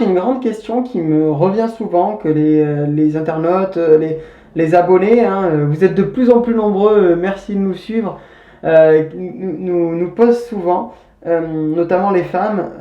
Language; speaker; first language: French; native; French